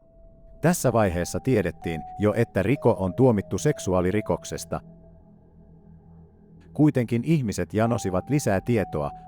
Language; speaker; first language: Finnish; native; Finnish